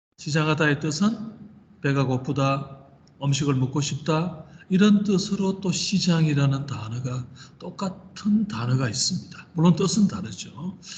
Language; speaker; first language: Korean; native; Korean